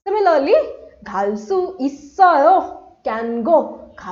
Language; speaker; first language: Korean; non-native, fluent; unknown